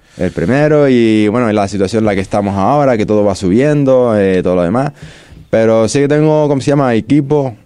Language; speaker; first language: Spanish; non-native, fluent; Arabic